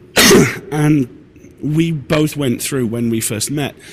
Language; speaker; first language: English; native; English